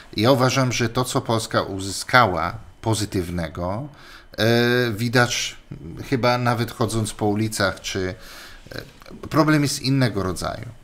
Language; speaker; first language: Polish; non-native, fluent; Italian